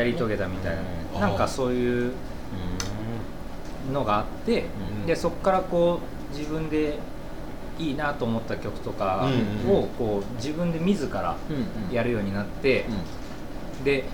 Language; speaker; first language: Japanese; native; Japanese